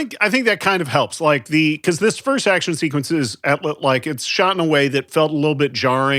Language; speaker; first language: English; native; English